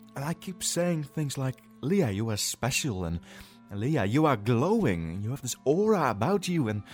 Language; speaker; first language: English; non-native, fluent; Dutch